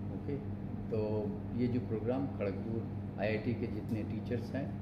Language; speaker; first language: Hindi; non-native, local second language; Bangla